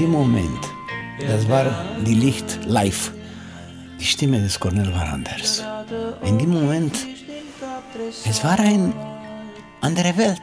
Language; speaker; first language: German; non-native, learner; Romanian